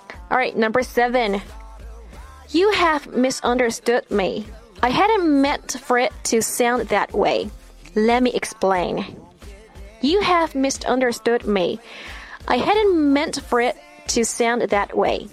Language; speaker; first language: English; non-native, fluent; Chinese